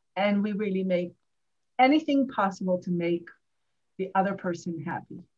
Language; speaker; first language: English; non-native, fluent; Hebrew